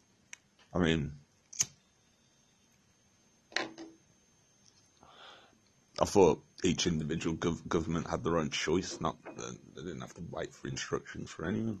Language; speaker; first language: English; native; English